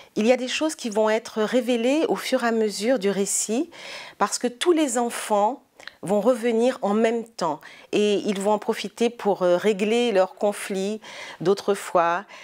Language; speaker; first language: French; native; French